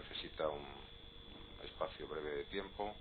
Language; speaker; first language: Spanish; native; Spanish